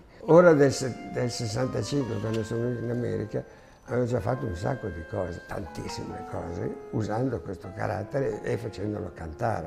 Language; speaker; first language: Italian; native; Italian